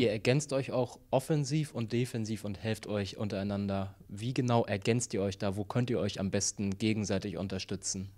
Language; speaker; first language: German; native; German